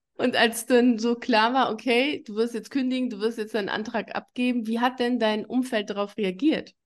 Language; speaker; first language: German; native; German